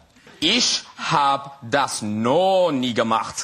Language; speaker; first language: German; non-native, learner; English